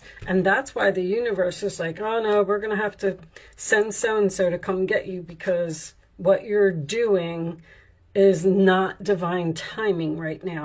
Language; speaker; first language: English; native; English